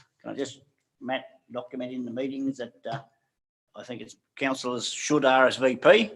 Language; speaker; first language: English; native; English